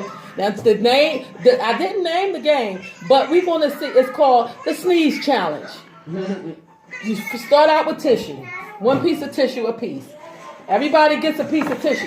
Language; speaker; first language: English; native; English